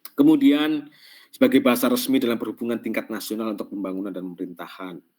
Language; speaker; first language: Indonesian; non-native, local second language; Javanese